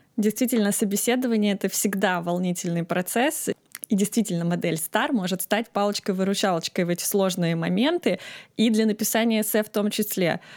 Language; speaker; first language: Russian; native; Russian